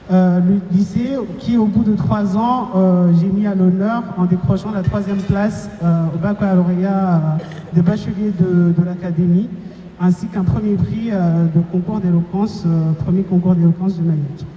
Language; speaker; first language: French; non-native, local second language; Comorian